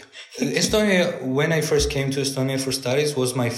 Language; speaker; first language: English; non-native, fluent; Georgian